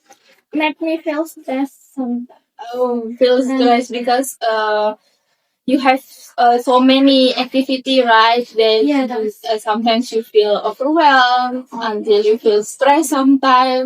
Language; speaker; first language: English; non-native, learner; Indonesian